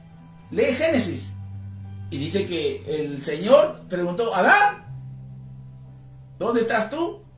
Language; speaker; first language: Spanish; native; Spanish